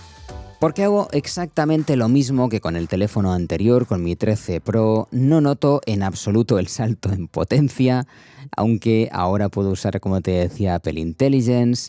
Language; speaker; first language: Spanish; native; Spanish